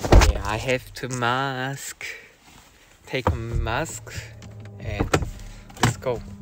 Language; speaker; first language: English; non-native, learner; Korean